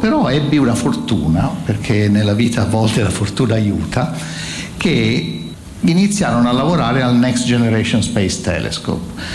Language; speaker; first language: Italian; native; Italian